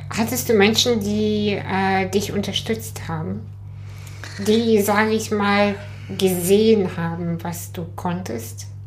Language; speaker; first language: German; early bilingual, other home language; Russian